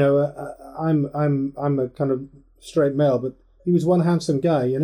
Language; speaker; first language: English; native; English